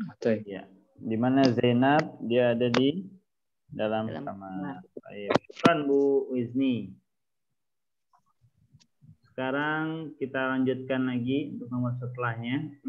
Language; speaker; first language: Indonesian; native; Indonesian